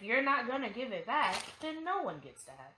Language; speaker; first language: English; native; English